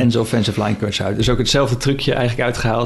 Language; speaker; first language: Dutch; native; Dutch